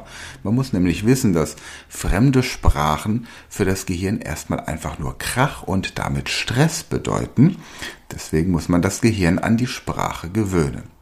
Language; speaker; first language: German; native; German